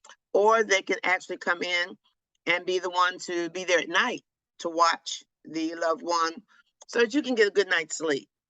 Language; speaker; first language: English; native; English